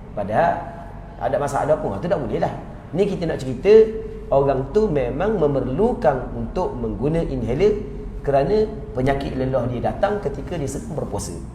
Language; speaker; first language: Malay; native; Malay